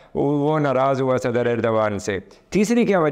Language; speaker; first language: Urdu; native; Urdu